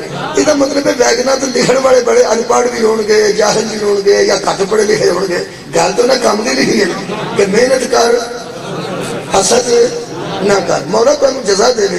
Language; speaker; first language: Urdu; non-native, local second language; Punjabi